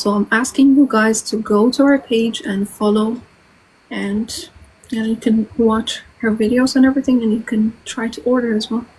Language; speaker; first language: English; non-native, fluent; Amharic